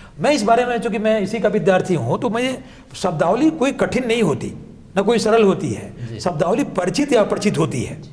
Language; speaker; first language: Hindi; native; Hindi